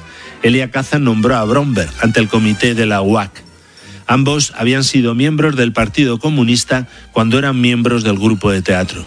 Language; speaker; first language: Spanish; native; Spanish